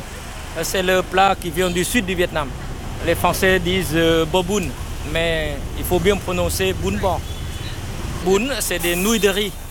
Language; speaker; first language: French; non-native, fluent; Vietnamese